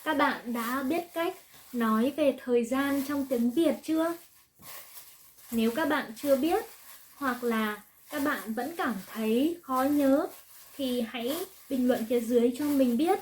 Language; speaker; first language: Vietnamese; native; Vietnamese